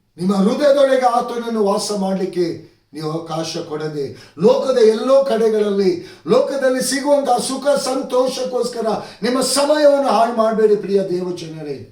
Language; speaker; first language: Kannada; native; Kannada